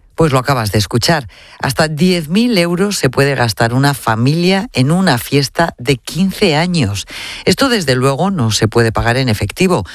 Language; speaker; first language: Spanish; native; Spanish